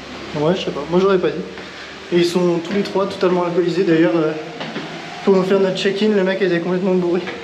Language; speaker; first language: French; native; French